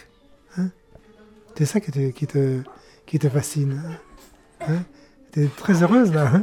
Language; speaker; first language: French; native; French